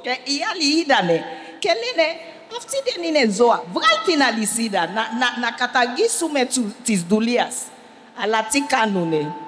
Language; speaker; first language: Greek; non-native, learner; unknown